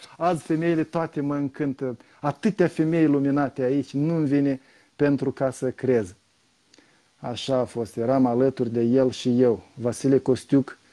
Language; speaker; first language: Romanian; native; Romanian